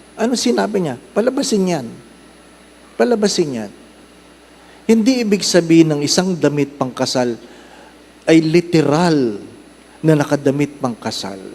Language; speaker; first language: Filipino; non-native, local second language; Cebuano